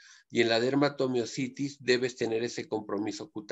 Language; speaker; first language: Spanish; native; Spanish